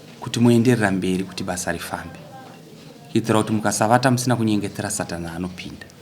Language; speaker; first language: Shona; native; Shona